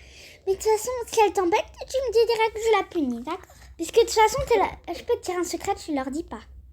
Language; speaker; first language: French; native; French